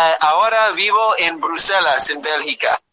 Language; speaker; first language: Spanish; non-native, learner; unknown